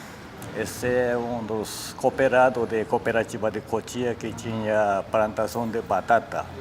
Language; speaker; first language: Portuguese; non-native, learner; Japanese